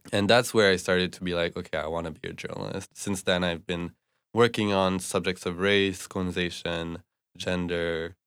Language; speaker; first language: English; non-native, fluent; French